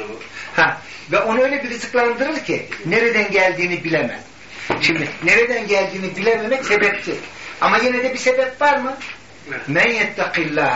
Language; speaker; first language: Turkish; native; Turkish